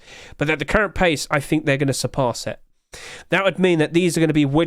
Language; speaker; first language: English; native; English